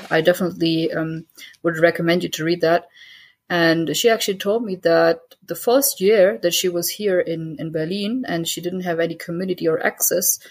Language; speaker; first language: English; early bilingual, heritage; German